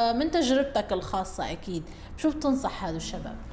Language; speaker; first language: Arabic; native; Arabic